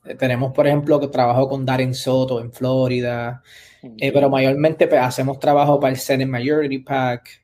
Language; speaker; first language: Spanish; native; Spanish